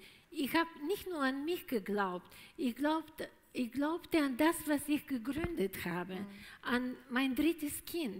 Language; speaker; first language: German; non-native, fluent; Bulgarian